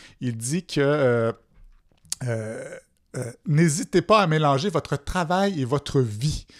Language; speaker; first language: French; native; French